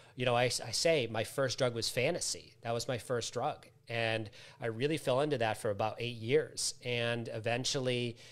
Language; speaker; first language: English; native; English